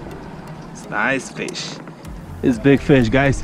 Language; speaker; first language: English; non-native, learner; Ukrainian